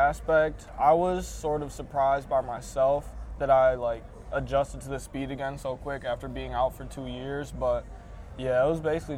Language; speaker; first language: English; native; English